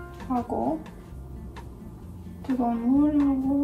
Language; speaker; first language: Korean; non-native, fluent; Romanian